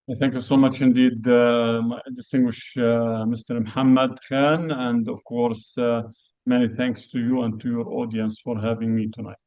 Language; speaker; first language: English; non-native, fluent; Arabic